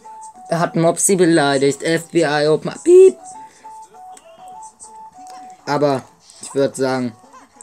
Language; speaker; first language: German; native; German